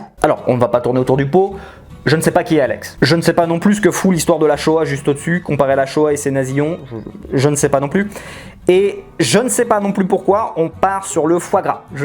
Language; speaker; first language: French; native; French